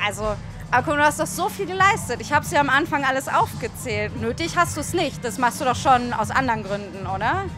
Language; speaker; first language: German; native; German